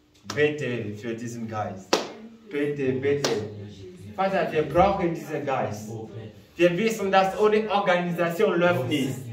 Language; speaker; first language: German; non-native, fluent; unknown